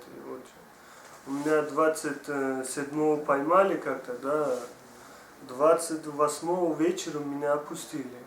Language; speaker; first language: Russian; non-native, learner; Tajik